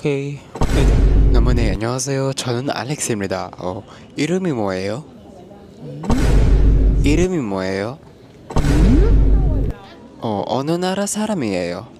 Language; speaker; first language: Korean; non-native, learner; Filipino